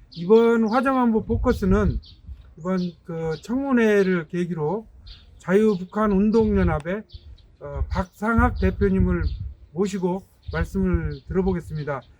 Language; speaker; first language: Korean; native; Korean